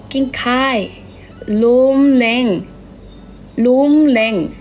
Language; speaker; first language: Korean; non-native, learner; Thai